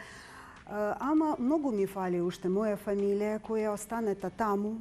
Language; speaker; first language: Macedonian; non-native, learner; Ukrainian